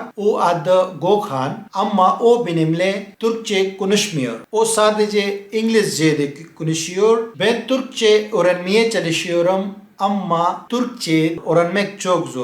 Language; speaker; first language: Turkish; non-native, learner; Pashto